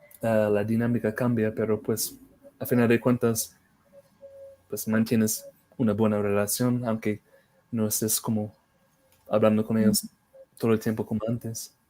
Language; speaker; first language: Spanish; non-native, fluent; English